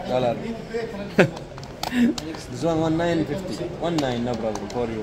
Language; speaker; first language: English; non-native, learner; Arabic